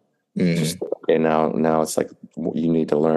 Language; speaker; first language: English; native; English